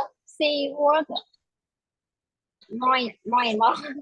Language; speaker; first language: English; non-native, learner; Vietnamese